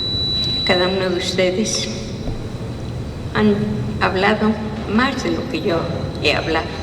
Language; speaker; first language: Spanish; non-native, fluent; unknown